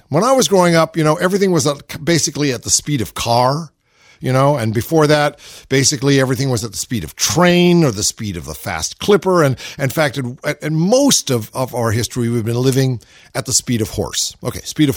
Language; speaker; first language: English; native; English